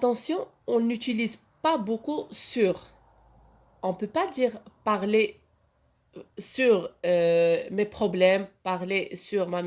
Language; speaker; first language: French; non-native, local second language; Arabic